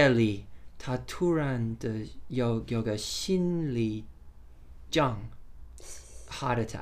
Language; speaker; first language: Chinese; non-native, learner; English